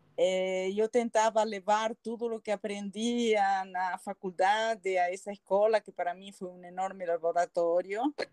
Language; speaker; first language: Spanish; native; Spanish